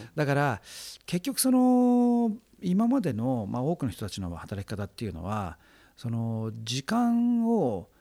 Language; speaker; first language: Japanese; native; Japanese